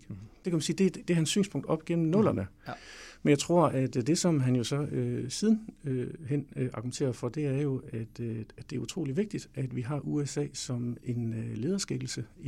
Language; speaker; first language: Danish; native; Danish